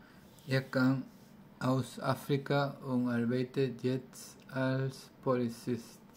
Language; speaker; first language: German; non-native, learner; Spanish